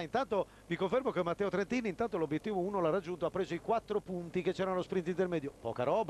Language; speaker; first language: Italian; native; Italian